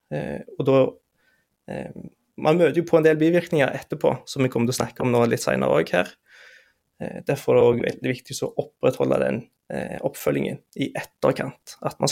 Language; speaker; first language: Norwegian; native; Norwegian